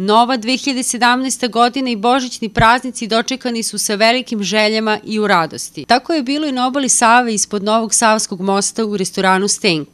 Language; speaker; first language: Serbian; native; Serbian